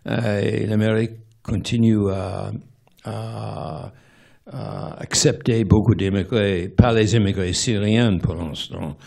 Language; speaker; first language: French; non-native, fluent; English